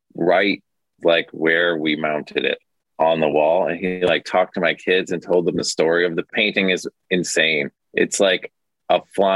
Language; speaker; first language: English; native; English